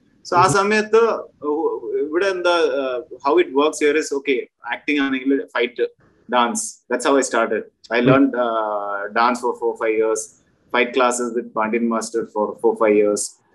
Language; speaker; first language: English; non-native, local second language; Malayalam